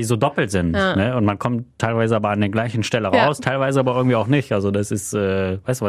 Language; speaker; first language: German; native; German